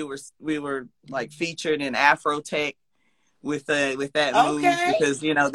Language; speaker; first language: English; native; English